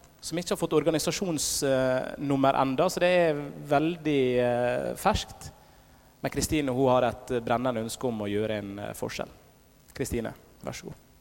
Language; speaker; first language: Norwegian; native; Norwegian